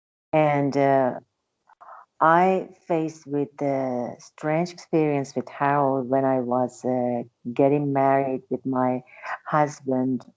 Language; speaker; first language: English; non-native, learner; Persian